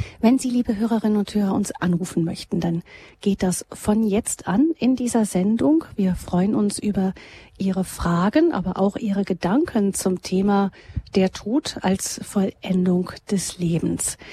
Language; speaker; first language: German; native; German